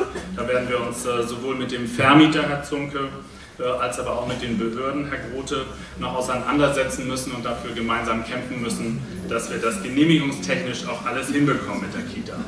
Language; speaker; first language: German; native; German